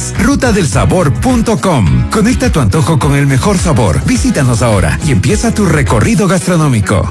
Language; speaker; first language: Spanish; native; Spanish